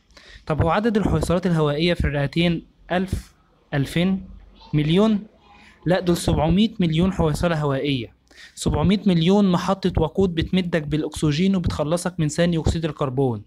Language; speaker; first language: Arabic; native; Arabic